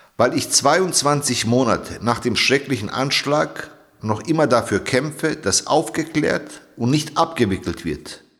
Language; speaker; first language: German; native; German